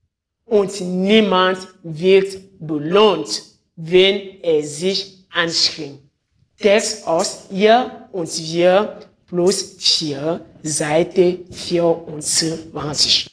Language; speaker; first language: German; non-native, fluent; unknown